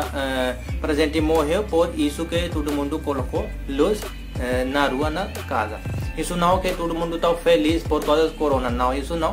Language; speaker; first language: Portuguese; non-native, learner; Hindi